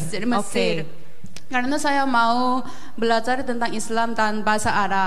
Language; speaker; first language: Indonesian; non-native, fluent; Korean